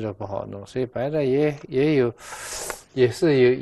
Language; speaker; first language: Chinese; native; Chinese